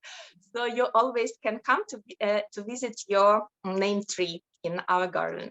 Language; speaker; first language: English; non-native, fluent; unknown